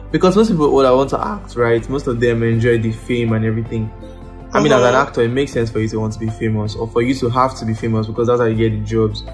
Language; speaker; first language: English; non-native, local second language; Yoruba